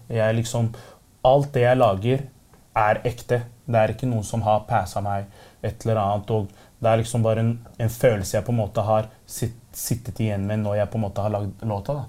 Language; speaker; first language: Norwegian; early bilingual, other home language; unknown